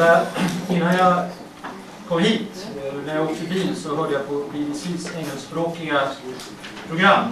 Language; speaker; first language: Swedish; native; Swedish